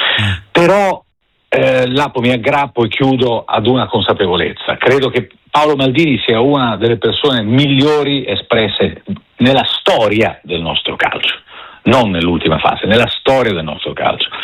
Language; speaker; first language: Italian; native; Italian